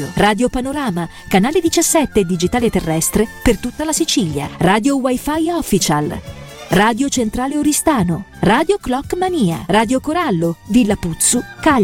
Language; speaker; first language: Italian; native; Italian